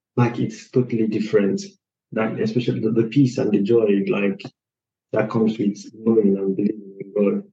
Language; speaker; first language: English; non-native, local second language; Igbo